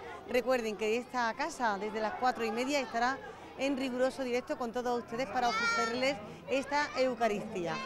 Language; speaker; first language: Spanish; native; Spanish